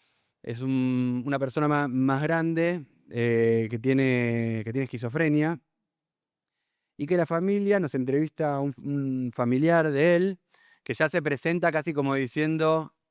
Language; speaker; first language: Spanish; native; Spanish